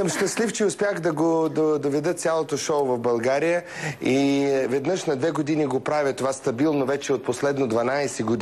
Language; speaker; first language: Bulgarian; early bilingual, heritage; Russian